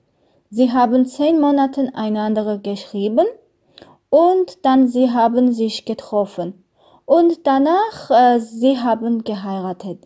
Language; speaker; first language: German; non-native, learner; Armenian